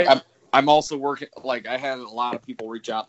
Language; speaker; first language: English; native; English